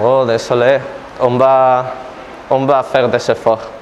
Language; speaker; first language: French; non-native, learner; Spanish